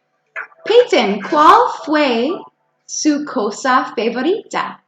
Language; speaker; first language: Spanish; non-native, fluent; English